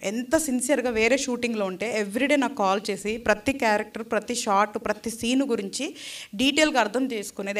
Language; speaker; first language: Telugu; native; Telugu